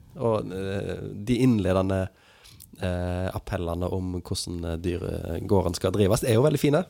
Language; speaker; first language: Norwegian; native; Norwegian